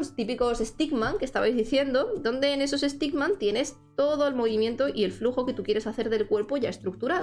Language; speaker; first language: Spanish; native; Spanish